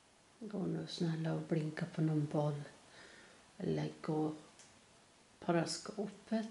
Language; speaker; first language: Swedish; native; Swedish